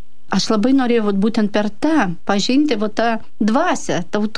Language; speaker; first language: Lithuanian; non-native, fluent; Russian